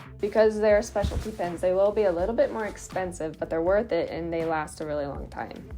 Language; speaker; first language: English; native; English